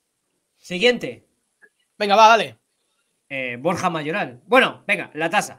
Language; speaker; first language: Spanish; native; Spanish